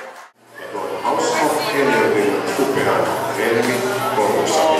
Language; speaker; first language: Finnish; native; Finnish